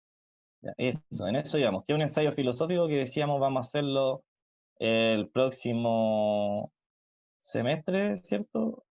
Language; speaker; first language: Spanish; native; Spanish